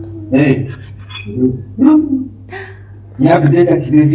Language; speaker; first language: Russian; non-native, learner; Tajik